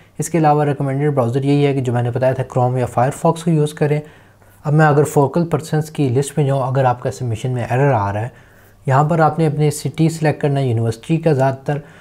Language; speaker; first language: Urdu; native; Urdu